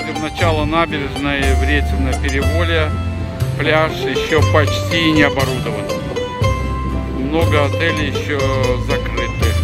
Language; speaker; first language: Russian; native; Russian